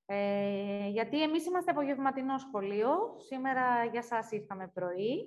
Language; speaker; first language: Greek; native; Greek